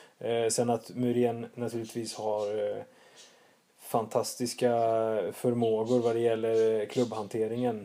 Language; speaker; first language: Swedish; native; Swedish